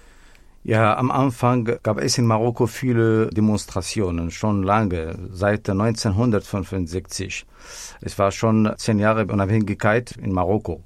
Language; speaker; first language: German; non-native, fluent; Arabic